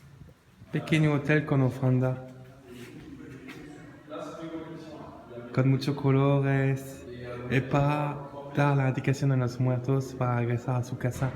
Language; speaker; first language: Spanish; non-native, learner; French